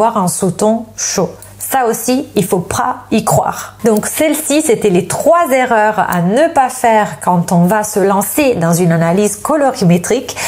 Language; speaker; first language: French; non-native, fluent; Italian